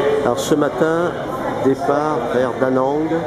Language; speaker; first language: French; native; French